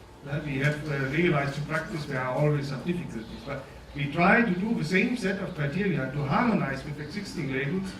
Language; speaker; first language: English; non-native, fluent; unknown